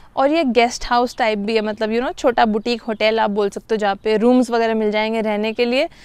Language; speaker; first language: Hindi; native; Hindi